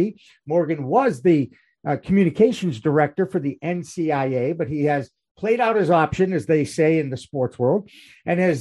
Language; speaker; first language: English; native; English